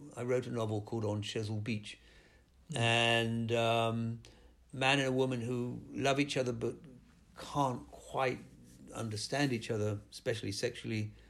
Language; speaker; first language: English; native; English